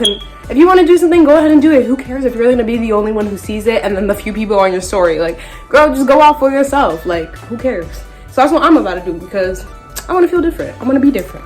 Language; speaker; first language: English; native; English